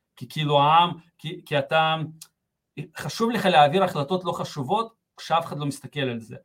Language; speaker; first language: Hebrew; early bilingual, other home language; Russian